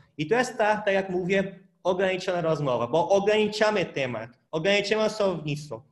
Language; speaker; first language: Polish; non-native, fluent; Portuguese